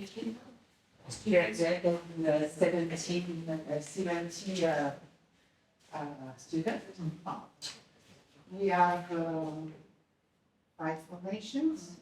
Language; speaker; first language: English; non-native, learner; French